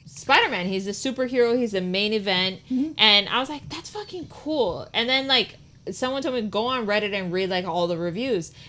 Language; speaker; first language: English; non-native, fluent; Spanish